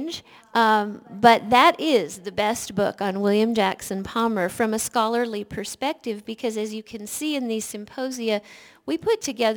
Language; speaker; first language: English; native; English